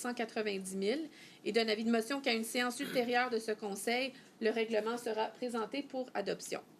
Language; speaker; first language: French; native; French